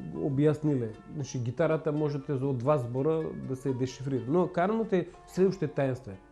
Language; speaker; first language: Macedonian; non-native, local second language; Turkish